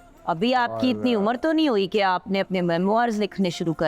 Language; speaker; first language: Urdu; native; Urdu